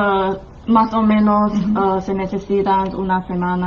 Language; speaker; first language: Spanish; non-native, fluent; Chinese